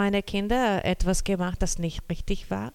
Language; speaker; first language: German; non-native, learner; Portuguese